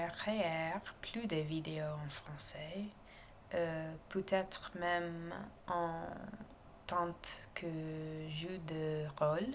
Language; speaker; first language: French; non-native, learner; English